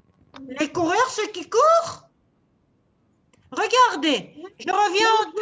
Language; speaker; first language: French; non-native, local second language; Arabic